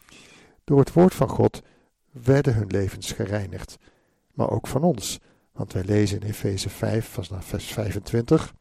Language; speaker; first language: Dutch; native; Dutch